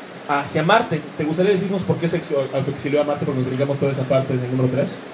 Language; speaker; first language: Spanish; native; Spanish